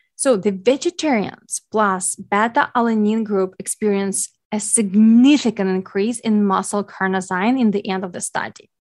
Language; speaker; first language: English; non-native, fluent; Ukrainian